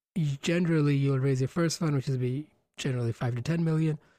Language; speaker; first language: English; non-native, local second language; Hindi